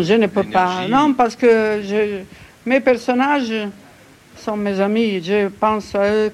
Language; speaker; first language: French; non-native, fluent; Italian